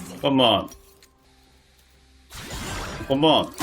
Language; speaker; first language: Korean; native; Korean